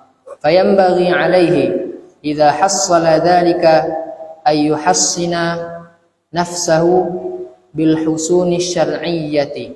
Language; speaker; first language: Arabic; non-native, learner; Indonesian